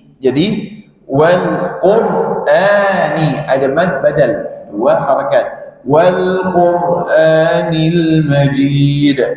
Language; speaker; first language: Malay; non-native, fluent; Arabic